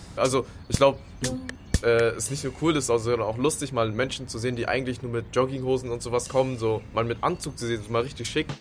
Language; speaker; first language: German; early bilingual, other home language; Vietnamese